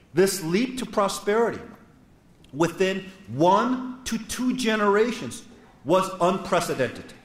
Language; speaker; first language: English; non-native, fluent; Korean